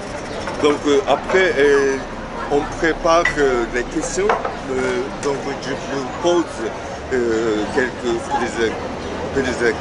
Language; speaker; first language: French; non-native, learner; Japanese